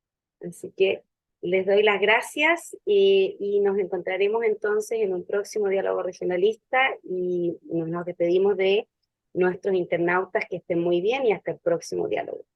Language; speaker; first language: Spanish; native; Spanish